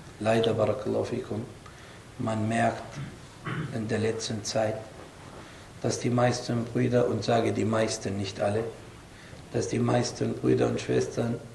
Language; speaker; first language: German; non-native, fluent; Arabic